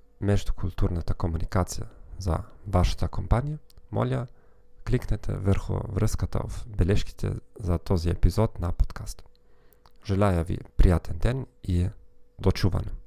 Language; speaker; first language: Macedonian; non-native, learner; German